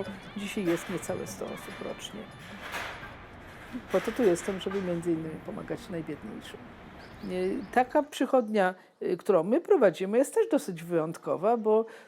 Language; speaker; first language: Polish; native; Polish